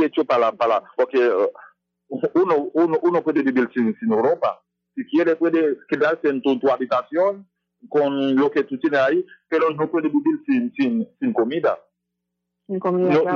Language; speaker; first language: Spanish; non-native, fluent; Haitian Creole